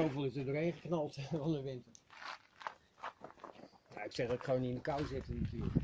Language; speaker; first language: Dutch; native; Dutch